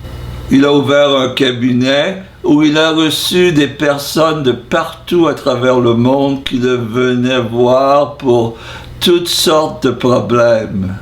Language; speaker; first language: French; non-native, fluent; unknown